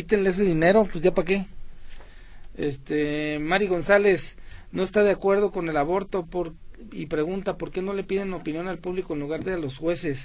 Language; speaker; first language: Spanish; native; Spanish